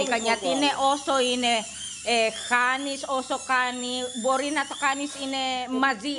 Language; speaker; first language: Greek; non-native, learner; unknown